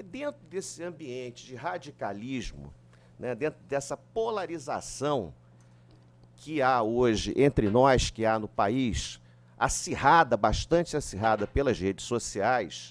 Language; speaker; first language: Portuguese; native; Portuguese